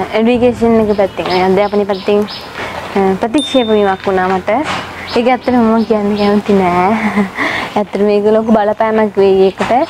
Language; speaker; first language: Sinhala; non-native, local second language; Tamil